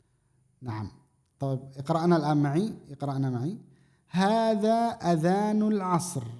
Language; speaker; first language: Arabic; non-native, fluent; Indonesian